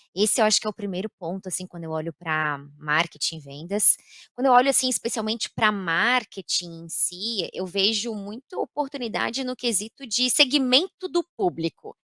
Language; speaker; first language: Portuguese; native; Portuguese